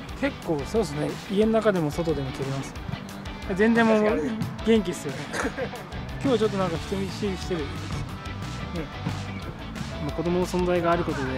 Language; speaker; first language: Japanese; native; Japanese